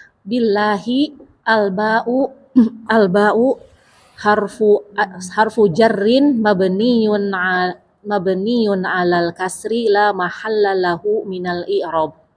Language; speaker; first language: Arabic; non-native, learner; Indonesian